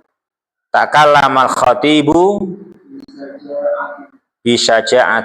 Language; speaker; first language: Arabic; non-native, fluent; Javanese